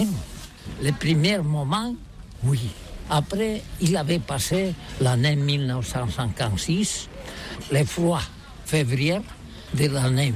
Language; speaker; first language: French; non-native, learner; Catalan